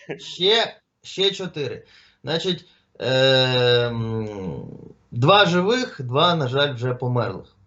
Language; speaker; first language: Ukrainian; native; Ukrainian